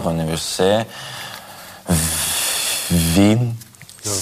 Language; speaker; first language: French; non-native, learner; Russian